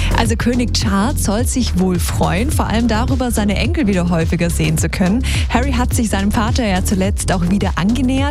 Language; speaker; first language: German; native; German